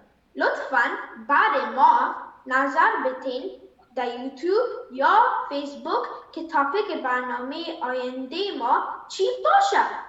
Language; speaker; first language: Persian; early bilingual, heritage; Persian